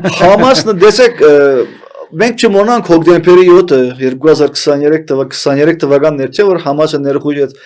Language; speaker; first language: Armenian; early bilingual, heritage; Armenian